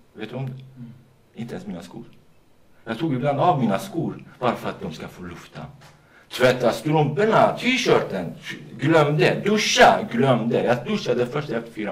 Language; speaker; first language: Swedish; non-native, fluent; Kurdish